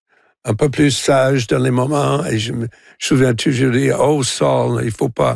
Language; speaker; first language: French; non-native, local second language; English